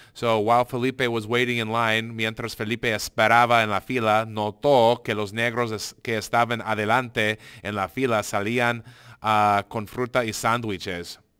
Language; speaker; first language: Spanish; non-native, fluent; English